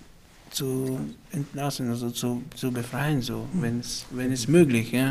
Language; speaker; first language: German; non-native, fluent; Bulgarian